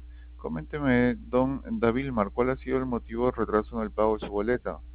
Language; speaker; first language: Spanish; native; Spanish